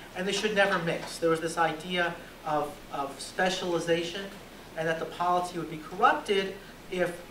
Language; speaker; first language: English; native; English